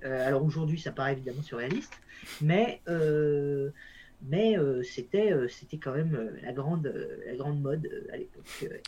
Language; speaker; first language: French; native; French